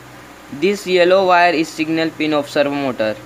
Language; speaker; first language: English; non-native, learner; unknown